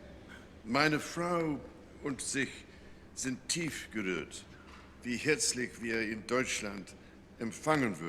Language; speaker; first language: German; non-native, fluent; English